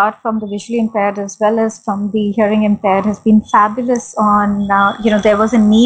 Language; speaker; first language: English; non-native, local second language; Hindi